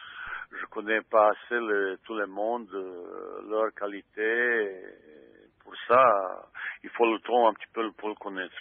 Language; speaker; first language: French; non-native, fluent; Bosnian